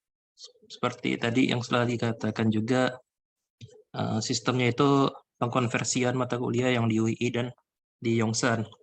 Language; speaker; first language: Indonesian; native; Indonesian